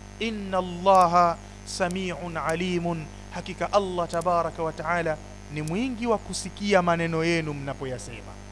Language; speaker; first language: Swahili; native; Swahili